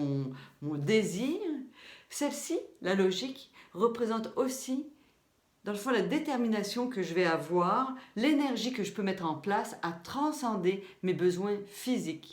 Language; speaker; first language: French; native; French